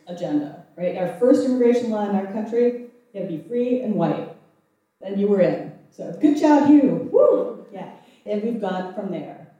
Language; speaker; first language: English; native; English